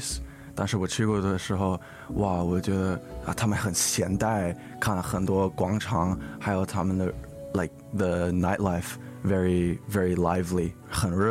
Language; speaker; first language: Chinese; early bilingual, heritage; English